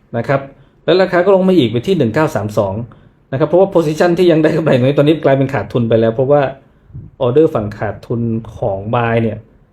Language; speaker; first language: Thai; native; Thai